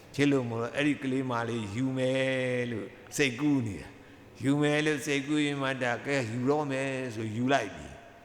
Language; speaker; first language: Burmese; native; Burmese